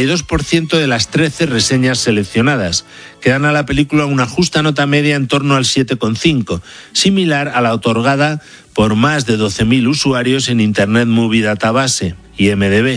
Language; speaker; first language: Spanish; native; Spanish